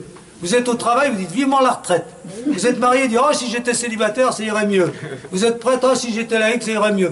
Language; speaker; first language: French; native; French